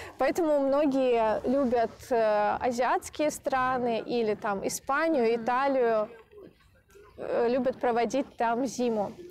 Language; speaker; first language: Russian; native; Russian